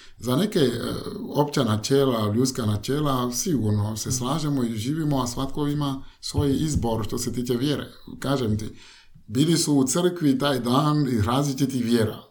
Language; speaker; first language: Croatian; non-native, fluent; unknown